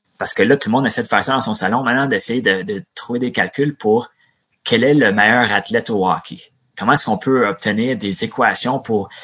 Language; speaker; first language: French; native; French